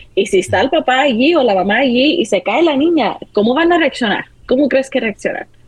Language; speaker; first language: Spanish; early bilingual, heritage; Spanish